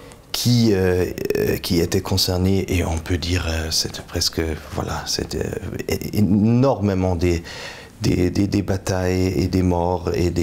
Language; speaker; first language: French; non-native, fluent; German